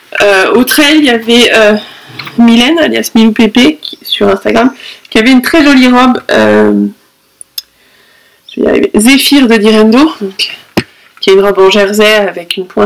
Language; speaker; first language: French; native; French